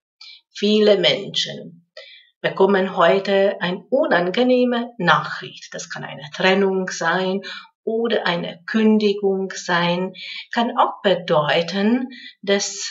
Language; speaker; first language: German; non-native, fluent; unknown